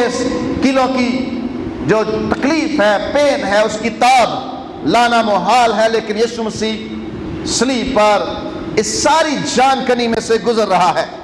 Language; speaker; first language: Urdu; non-native, local second language; Punjabi